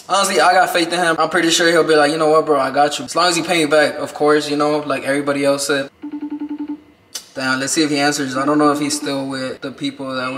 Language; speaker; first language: English; early bilingual, other home language; Spanish